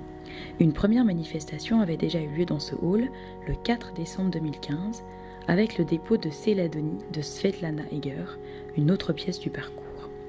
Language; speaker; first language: French; native; French